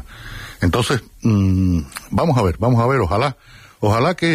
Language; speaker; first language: Spanish; native; Spanish